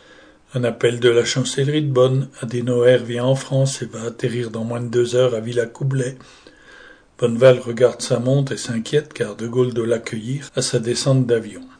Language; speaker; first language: French; native; French